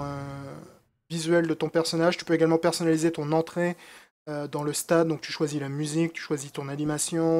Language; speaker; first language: French; native; French